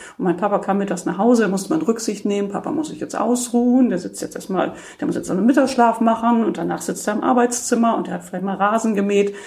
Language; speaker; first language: German; native; German